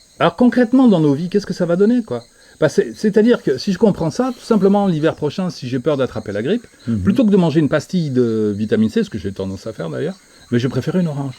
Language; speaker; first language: French; native; French